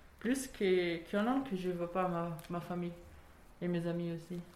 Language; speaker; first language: French; non-native, learner; Portuguese